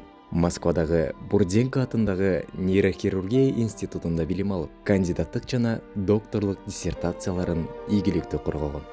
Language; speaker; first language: Kyrgyz; native; Kyrgyz